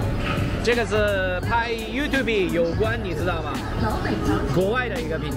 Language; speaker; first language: Chinese; non-native, learner; Japanese